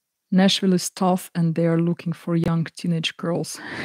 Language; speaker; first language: English; non-native, fluent; Ukrainian